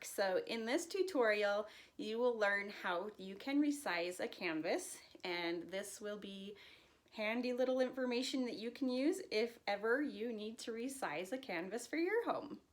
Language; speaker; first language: English; native; English